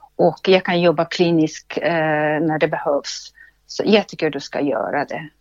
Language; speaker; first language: Swedish; non-native, fluent; Russian